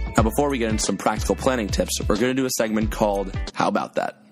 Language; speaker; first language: English; native; English